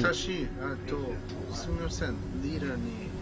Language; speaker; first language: Japanese; non-native, learner; English